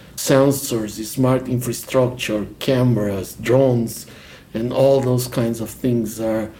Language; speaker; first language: English; non-native, fluent; Portuguese